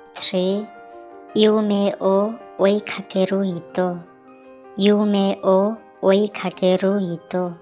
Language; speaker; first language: Japanese; non-native, learner; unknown